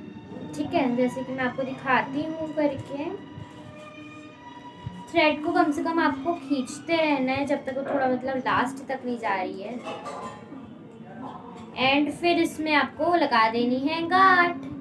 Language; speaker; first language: Hindi; native; Hindi